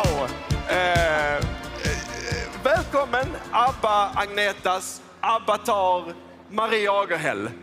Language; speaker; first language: Swedish; native; Swedish